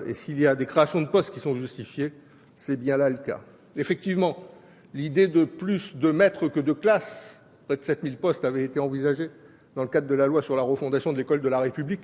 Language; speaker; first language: French; native; French